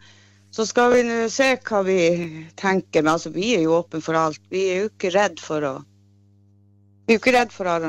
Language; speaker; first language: Norwegian; native; Norwegian